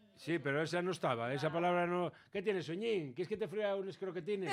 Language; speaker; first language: Spanish; native; Spanish